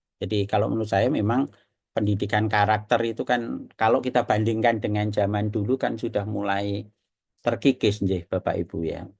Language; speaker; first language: Indonesian; non-native, local second language; Javanese